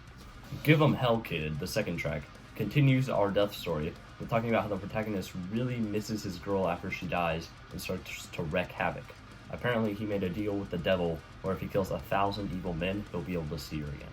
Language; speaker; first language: English; native; English